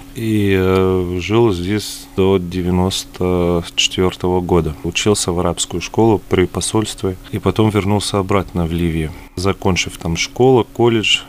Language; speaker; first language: Russian; early bilingual, other home language; Arabic